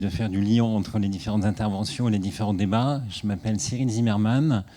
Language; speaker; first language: French; native; French